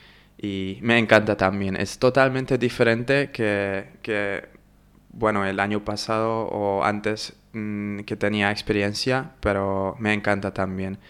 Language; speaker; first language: Spanish; non-native, fluent; Hungarian